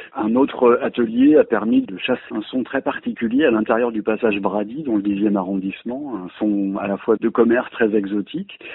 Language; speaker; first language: French; native; French